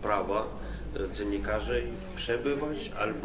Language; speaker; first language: Polish; non-native, learner; Ukrainian